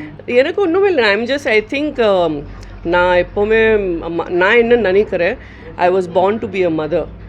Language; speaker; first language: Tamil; non-native, fluent; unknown